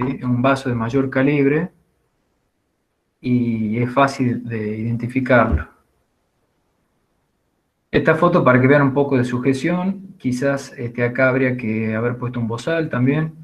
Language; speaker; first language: Spanish; native; Spanish